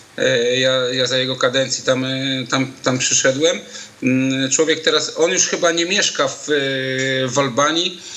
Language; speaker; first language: Polish; native; Polish